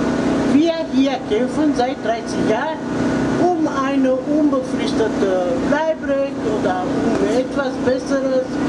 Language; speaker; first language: German; non-native, learner; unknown